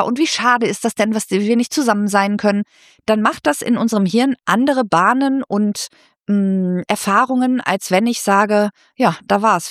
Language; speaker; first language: German; native; German